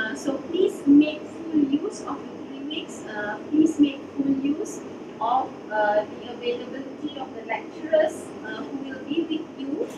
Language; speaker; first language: English; non-native, local second language; Malay